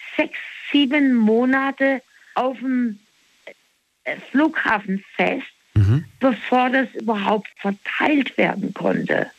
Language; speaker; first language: German; native; German